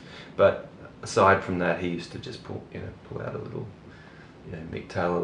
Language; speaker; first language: English; native; English